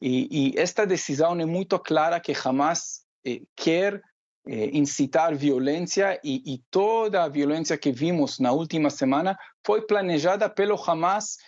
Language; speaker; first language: Portuguese; non-native, fluent; Hebrew